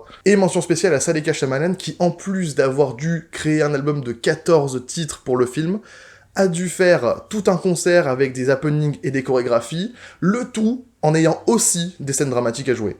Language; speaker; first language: French; native; French